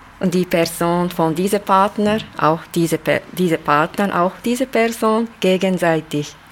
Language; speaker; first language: German; non-native, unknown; Japanese